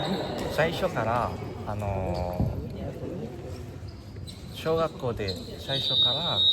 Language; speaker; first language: Japanese; non-native, learner; Indonesian